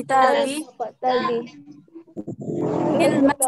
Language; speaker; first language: Arabic; non-native, learner; Indonesian